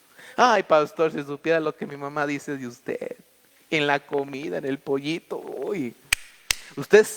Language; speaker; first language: Spanish; native; Spanish